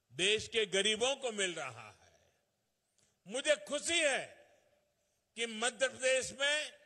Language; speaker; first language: Hindi; non-native, local second language; Gujarati